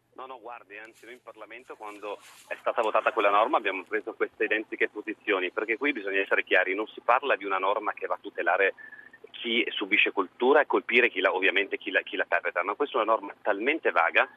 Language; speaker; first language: Italian; native; Italian